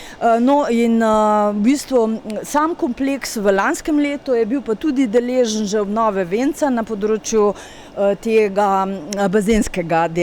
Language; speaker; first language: Slovenian; native; Slovenian